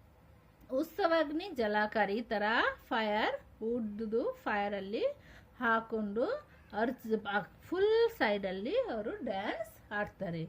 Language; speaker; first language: Kannada; non-native, local second language; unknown